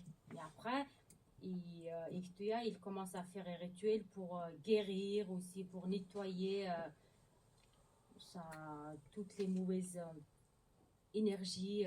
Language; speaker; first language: French; non-native, learner; Mongolian